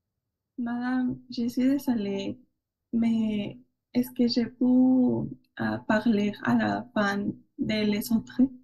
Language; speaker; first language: French; non-native, learner; Spanish